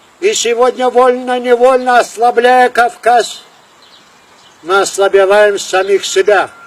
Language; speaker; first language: Russian; non-native, local second language; Adyghe